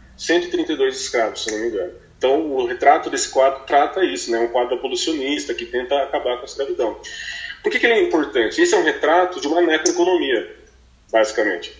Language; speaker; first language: Portuguese; native; Portuguese